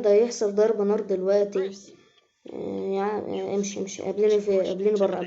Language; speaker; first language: Arabic; native; Arabic